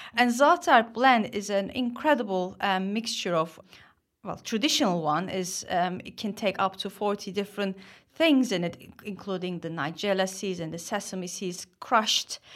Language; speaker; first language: English; non-native, fluent; Turkish